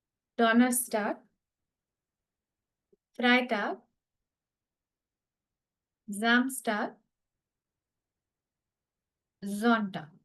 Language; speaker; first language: German; non-native, fluent; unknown